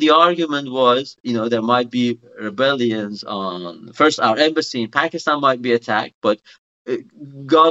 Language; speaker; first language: English; non-native, fluent; Persian